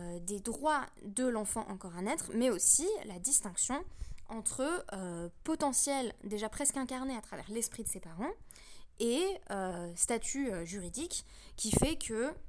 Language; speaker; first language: French; native; French